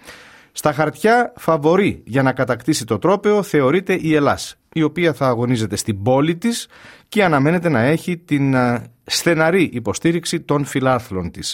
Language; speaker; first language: Greek; native; Greek